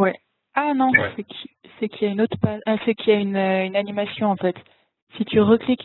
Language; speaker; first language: French; native; French